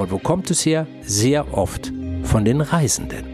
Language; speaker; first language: German; native; German